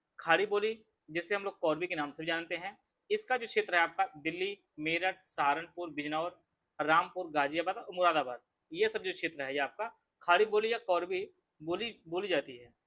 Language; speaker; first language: Hindi; native; Hindi